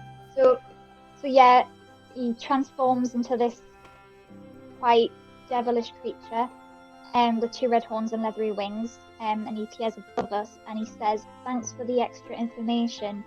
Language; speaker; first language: English; native; English